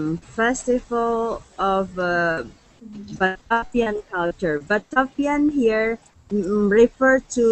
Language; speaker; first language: English; non-native, learner; Indonesian